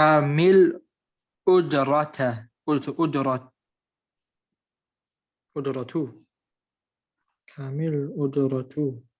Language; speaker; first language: Arabic; non-native, fluent; English